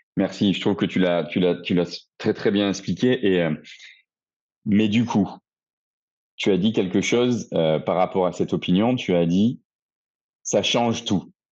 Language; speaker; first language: French; native; French